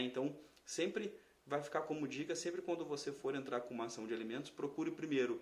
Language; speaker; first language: Portuguese; native; Portuguese